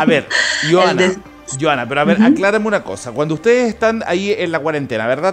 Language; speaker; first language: Spanish; native; Spanish